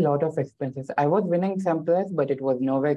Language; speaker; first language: English; non-native, local second language; Telugu